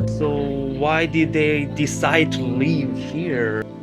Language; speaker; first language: English; non-native, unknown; Korean